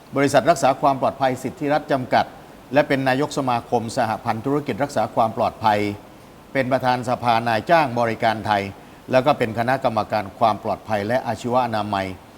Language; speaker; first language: Thai; native; Thai